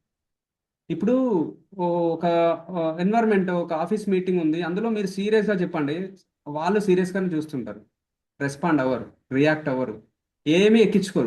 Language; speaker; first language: Telugu; native; Telugu